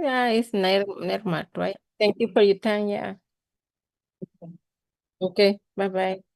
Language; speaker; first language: English; non-native, learner; Spanish